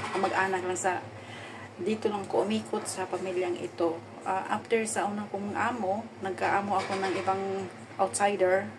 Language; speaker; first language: Filipino; non-native, local second language; Cebuano